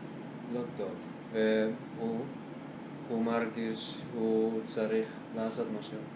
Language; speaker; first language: Hebrew; non-native, learner; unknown